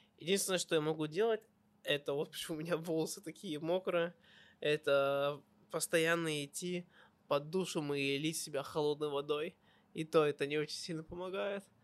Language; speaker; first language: Russian; early bilingual, heritage; Russian